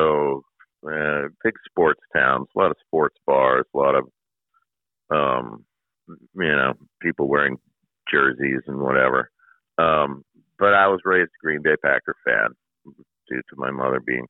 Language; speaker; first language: English; native; English